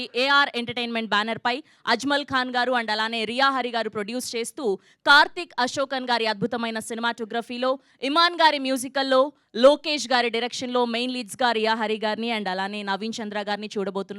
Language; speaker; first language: Telugu; native; Telugu